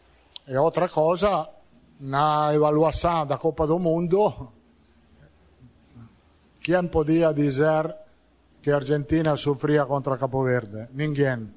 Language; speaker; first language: Portuguese; non-native, fluent; Italian